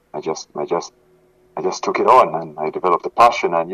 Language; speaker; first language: English; non-native, local second language; Ganda